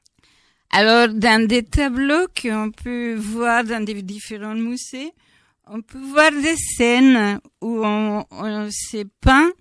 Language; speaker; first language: French; non-native, fluent; Spanish